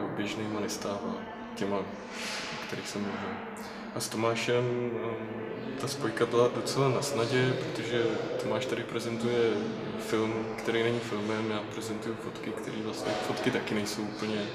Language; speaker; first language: Czech; native; Czech